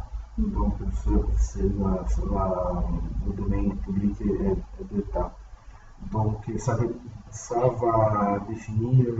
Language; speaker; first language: French; non-native, learner; Portuguese